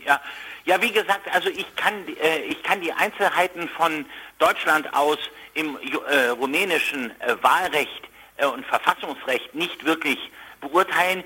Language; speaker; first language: German; native; German